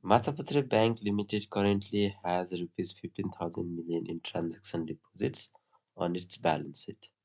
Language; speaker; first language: English; non-native, local second language; Nepali